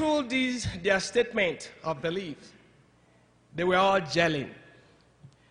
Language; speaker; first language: English; non-native, local second language; Igbo